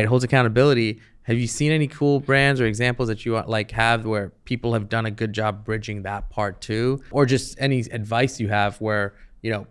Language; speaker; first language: English; native; English